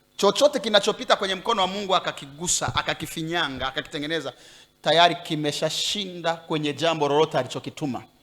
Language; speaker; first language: Swahili; native; Swahili